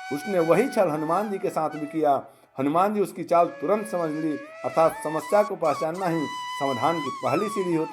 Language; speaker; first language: Hindi; native; Hindi